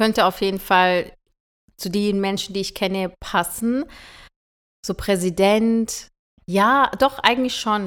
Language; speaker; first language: German; early bilingual, other home language; Turkish